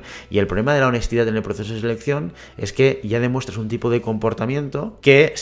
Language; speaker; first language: Spanish; native; Spanish